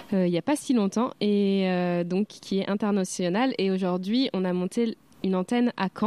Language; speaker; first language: French; native; French